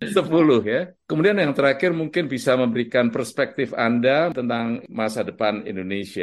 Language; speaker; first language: Indonesian; native; Indonesian